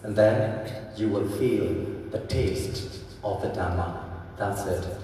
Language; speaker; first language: English; non-native, fluent; Burmese